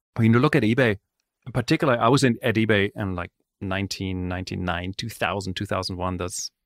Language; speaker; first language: English; non-native, fluent; German